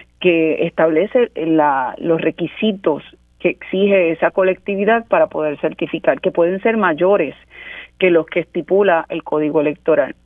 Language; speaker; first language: Spanish; native; Spanish